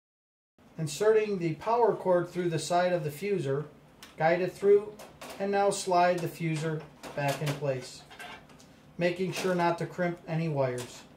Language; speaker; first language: English; native; English